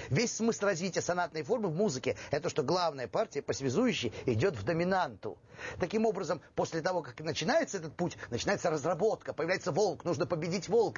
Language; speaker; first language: Russian; native; Russian